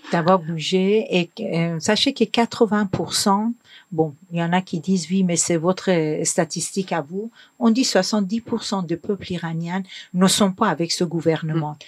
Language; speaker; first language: French; non-native, fluent; Persian